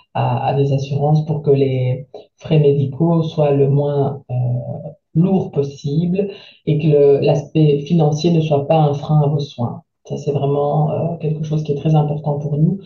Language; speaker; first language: French; native; French